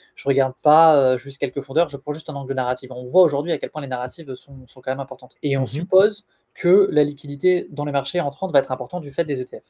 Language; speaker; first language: French; native; French